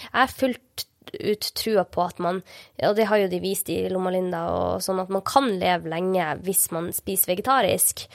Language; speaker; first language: Norwegian; native; Norwegian